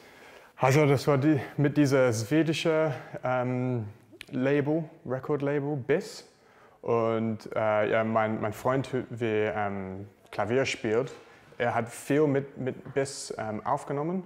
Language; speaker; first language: German; non-native, learner; English